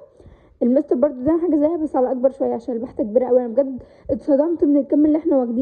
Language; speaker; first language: Arabic; native; Arabic